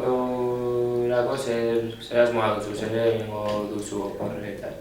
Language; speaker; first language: Basque; non-native, local second language; Spanish